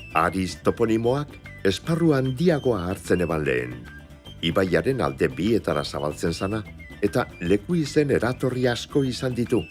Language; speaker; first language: Basque; native; Basque